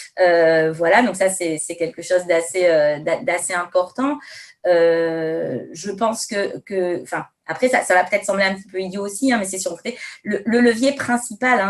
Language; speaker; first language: French; native; French